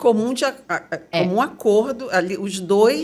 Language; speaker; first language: Portuguese; native; Portuguese